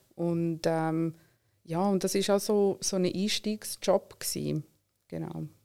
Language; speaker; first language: German; early bilingual, other home language; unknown